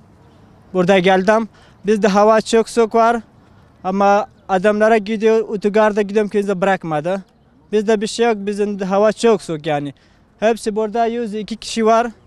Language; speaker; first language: Turkish; non-native, learner; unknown